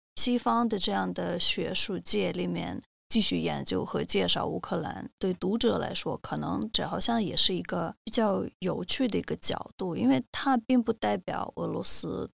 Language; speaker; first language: Chinese; non-native, fluent; Russian